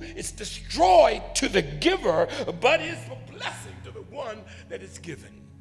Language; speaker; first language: English; native; English